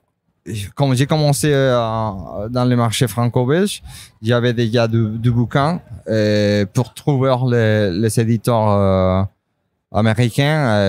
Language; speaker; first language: French; non-native, fluent; Spanish